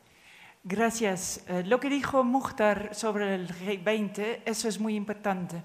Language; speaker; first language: Spanish; non-native, fluent; Dutch